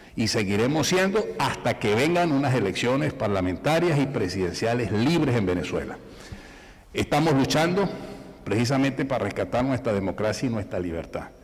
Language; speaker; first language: Spanish; native; Spanish